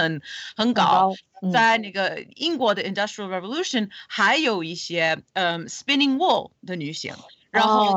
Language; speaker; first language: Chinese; non-native, fluent; English